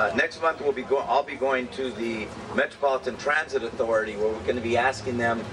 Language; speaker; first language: English; native; English